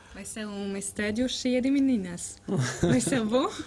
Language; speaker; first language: Portuguese; non-native, learner; French